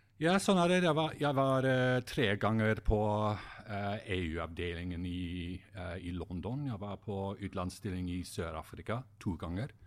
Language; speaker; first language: Norwegian; non-native, fluent; English